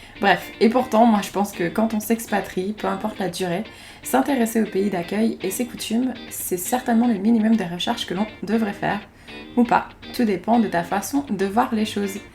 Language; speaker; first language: French; native; French